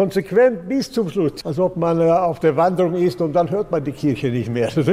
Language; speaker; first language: German; non-native, fluent; Swedish